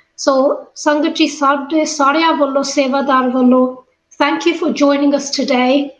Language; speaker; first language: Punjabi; early bilingual, heritage; Punjabi